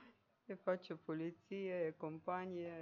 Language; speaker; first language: Italian; non-native, learner; Ukrainian